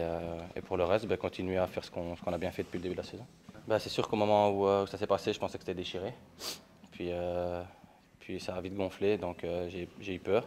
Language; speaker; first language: French; native; French